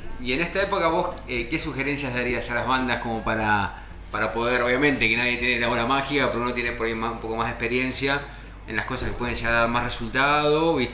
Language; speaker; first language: Spanish; native; Spanish